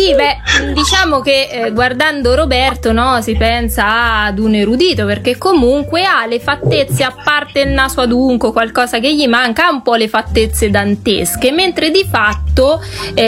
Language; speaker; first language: Italian; native; Italian